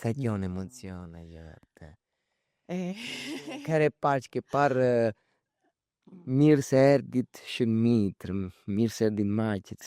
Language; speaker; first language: Albanian; early bilingual, heritage; Albanian